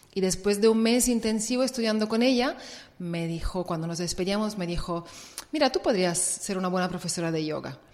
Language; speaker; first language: Spanish; non-native, fluent; Italian